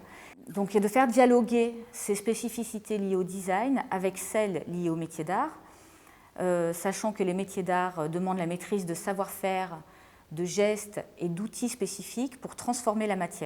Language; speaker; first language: French; native; French